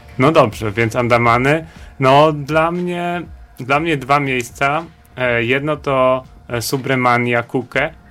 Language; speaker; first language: Polish; native; Polish